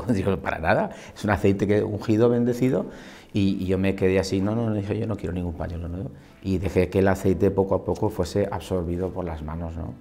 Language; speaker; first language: Spanish; native; Spanish